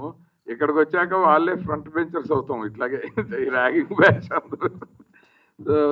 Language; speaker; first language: Telugu; native; Telugu